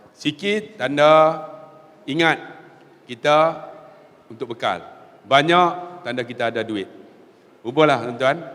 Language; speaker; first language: Malay; native; Malay